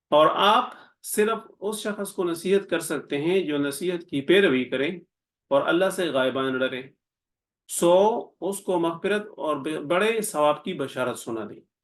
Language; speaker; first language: Urdu; non-native, local second language; Pashto